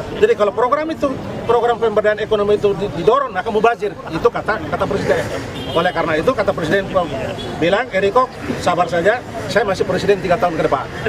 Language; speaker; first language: Indonesian; non-native, local second language; Tetum